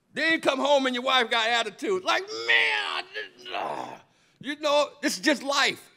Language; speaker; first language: English; native; English